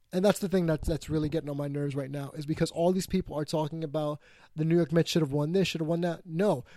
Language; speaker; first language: English; native; English